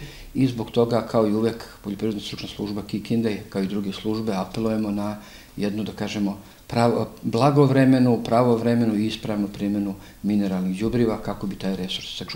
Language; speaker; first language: Serbian; native; Serbian